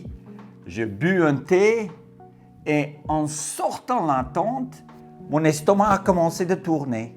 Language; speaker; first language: French; non-native, fluent; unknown